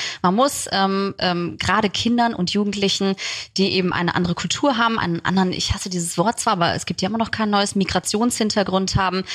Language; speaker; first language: German; early bilingual, other home language; Turkish